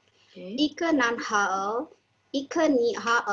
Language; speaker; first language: Chinese; non-native, learner; Indonesian